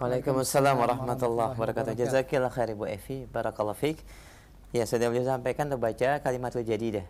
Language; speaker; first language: Indonesian; native; Indonesian